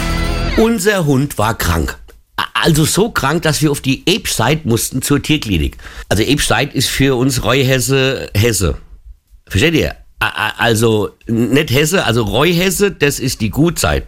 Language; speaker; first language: German; native; German